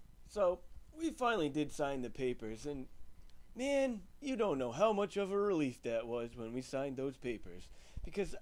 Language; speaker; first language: English; native; English